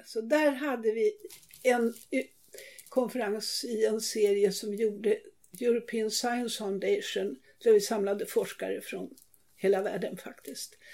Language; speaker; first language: Swedish; native; Swedish